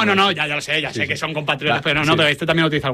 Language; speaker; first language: Spanish; native; Spanish